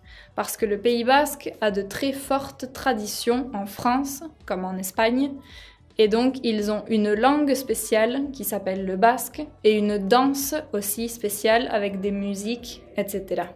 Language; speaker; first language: French; non-native, fluent; Spanish